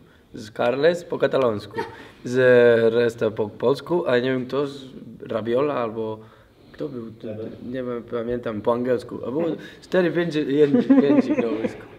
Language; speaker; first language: Polish; non-native, learner; Catalan